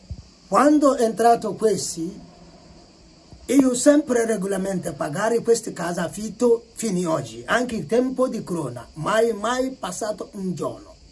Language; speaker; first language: Italian; non-native, learner; Igbo